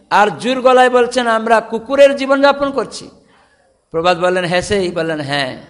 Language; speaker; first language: Bangla; non-native, fluent; Odia